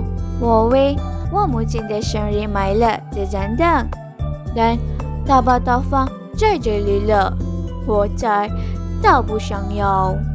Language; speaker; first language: Chinese; non-native, learner; Malay